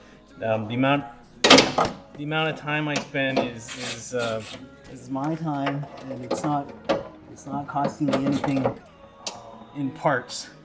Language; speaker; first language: English; native; English